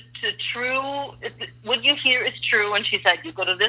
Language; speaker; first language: English; non-native, fluent; German